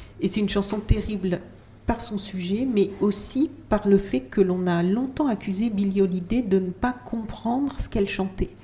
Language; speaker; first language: French; native; French